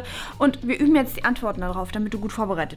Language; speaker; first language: German; native; German